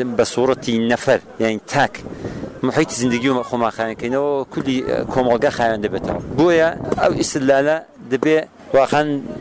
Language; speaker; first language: Central Kurdish; native; Central Kurdish